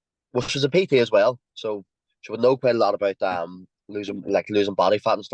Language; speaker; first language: English; native; English